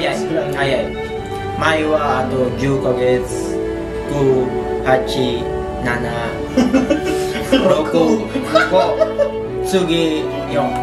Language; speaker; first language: Japanese; non-native, learner; Filipino